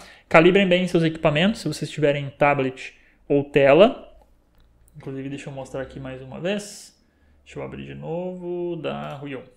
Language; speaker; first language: Portuguese; native; Portuguese